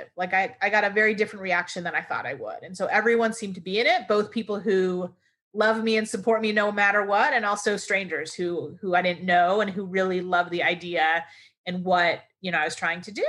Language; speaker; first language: English; native; English